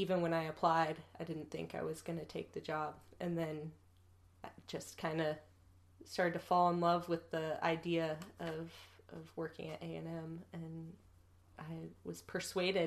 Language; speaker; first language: English; native; English